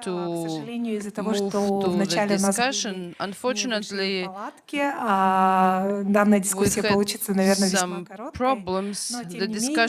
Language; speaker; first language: Russian; native; Russian